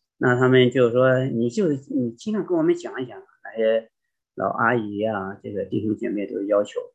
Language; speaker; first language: Chinese; native; Chinese